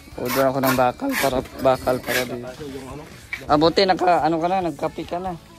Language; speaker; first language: Filipino; non-native, local second language; Cebuano